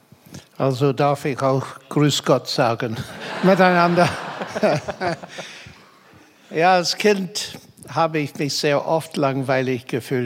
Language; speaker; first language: German; non-native, fluent; English